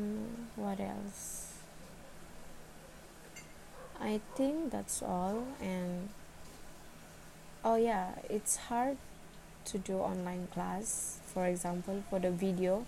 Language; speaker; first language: English; non-native, learner; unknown